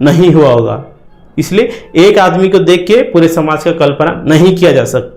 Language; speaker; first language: Hindi; native; Hindi